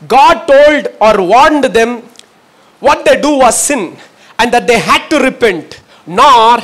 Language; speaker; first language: English; non-native, local second language; Tamil